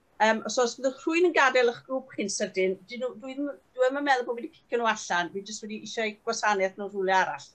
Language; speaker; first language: Welsh; native; Welsh